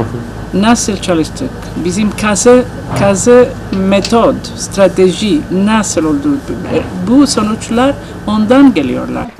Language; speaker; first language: Turkish; non-native, learner; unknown